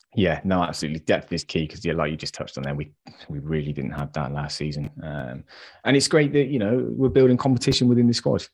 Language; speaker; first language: English; native; English